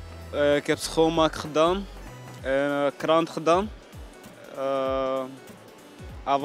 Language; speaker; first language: Dutch; non-native, learner; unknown